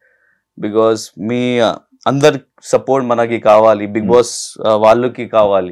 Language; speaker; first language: Telugu; non-native, local second language; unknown